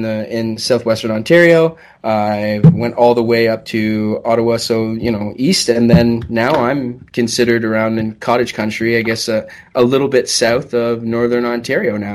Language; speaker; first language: English; native; English